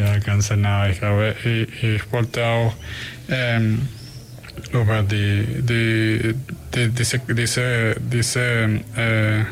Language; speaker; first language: German; non-native, learner; Spanish